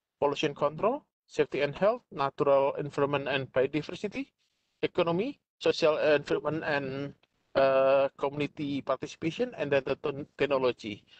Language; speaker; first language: English; non-native, fluent; Indonesian